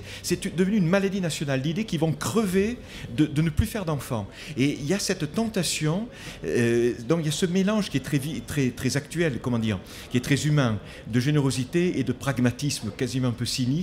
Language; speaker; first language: French; native; French